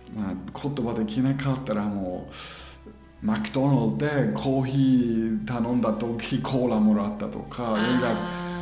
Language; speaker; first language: Japanese; non-native, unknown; German